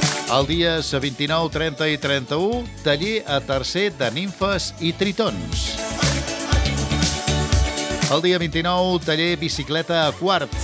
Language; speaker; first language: Catalan; native; Catalan